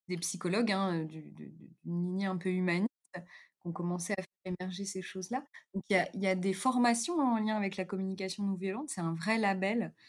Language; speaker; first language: French; native; French